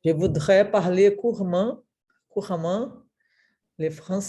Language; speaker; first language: French; non-native, learner; Portuguese